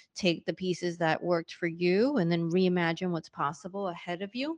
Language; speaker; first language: English; native; English